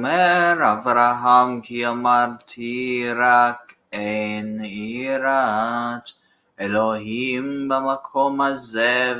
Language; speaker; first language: Hebrew; non-native, learner; English